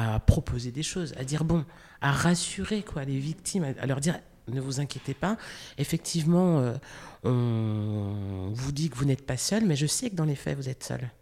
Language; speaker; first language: French; native; French